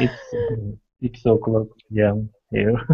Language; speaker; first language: English; non-native, learner; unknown